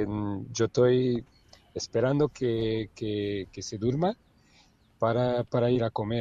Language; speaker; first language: Spanish; non-native, learner; Portuguese